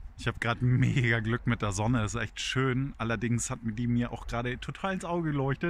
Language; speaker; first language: German; native; German